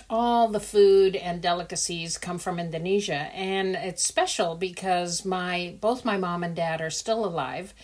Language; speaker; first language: English; early bilingual, other home language; Dutch